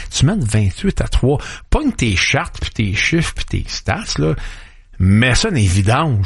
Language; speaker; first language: French; native; French